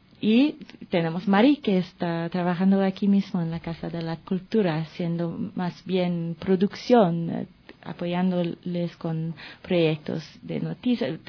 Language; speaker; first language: Spanish; non-native, fluent; French